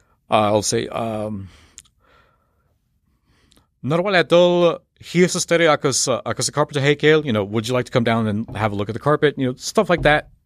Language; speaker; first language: English; native; English